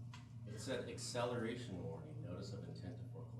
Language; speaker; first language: English; native; English